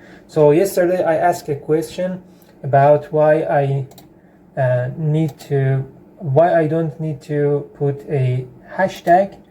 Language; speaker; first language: English; non-native, fluent; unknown